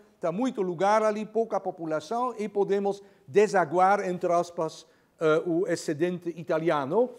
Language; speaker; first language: Portuguese; non-native, fluent; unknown